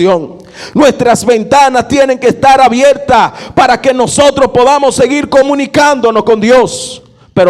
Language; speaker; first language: Spanish; native; Spanish